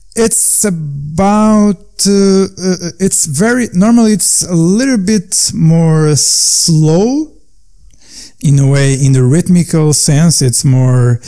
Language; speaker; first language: English; non-native, learner; Portuguese